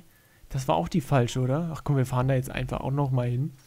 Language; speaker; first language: German; native; German